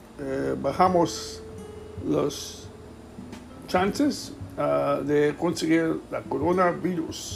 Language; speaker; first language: Spanish; early bilingual, heritage; English